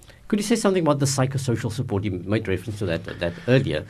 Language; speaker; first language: English; non-native, local second language; Afrikaans